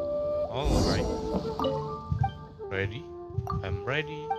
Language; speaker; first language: English; non-native, learner; Indonesian